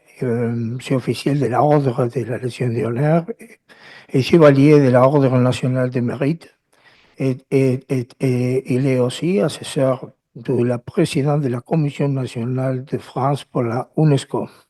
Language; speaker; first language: French; non-native, learner; Spanish